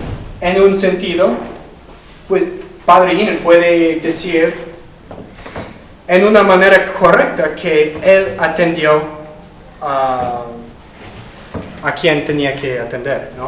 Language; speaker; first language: Spanish; non-native, fluent; English